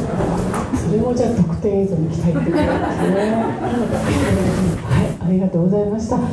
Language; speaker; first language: Japanese; native; Japanese